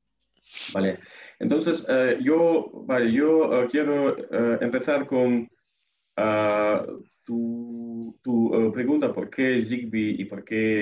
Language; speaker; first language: Spanish; non-native, fluent; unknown